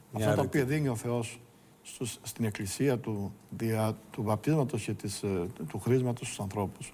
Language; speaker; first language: Greek; native; Greek